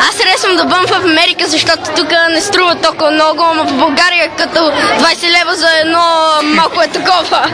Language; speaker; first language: Bulgarian; early bilingual, heritage; Bulgarian